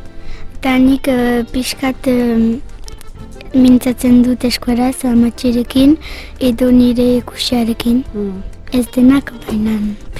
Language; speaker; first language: Basque; non-native, local second language; French